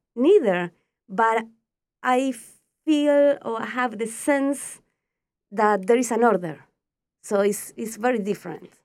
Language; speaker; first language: English; non-native, fluent; Spanish